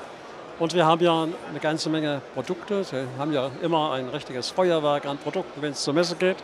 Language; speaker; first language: German; native; German